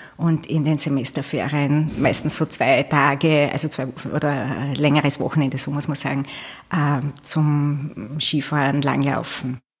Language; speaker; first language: German; native; German